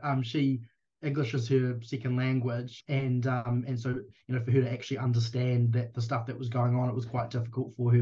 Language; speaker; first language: English; native; English